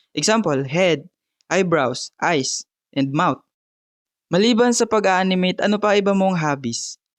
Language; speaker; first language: Filipino; non-native, local second language; Bikol